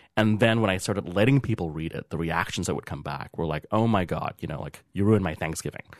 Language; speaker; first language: English; early bilingual, other home language; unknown